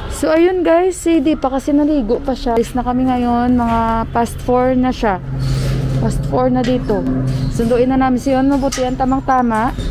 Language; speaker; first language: Filipino; native; Filipino